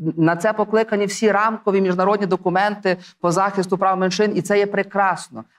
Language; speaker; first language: Ukrainian; native; Ukrainian